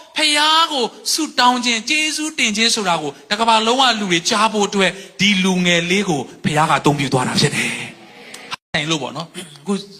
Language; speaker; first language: Burmese; non-native, local second language; Hakha Chin